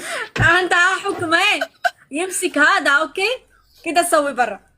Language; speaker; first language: Arabic; non-native, learner; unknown